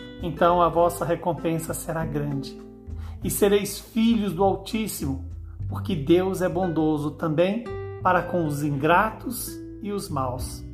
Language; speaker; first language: Portuguese; native; Portuguese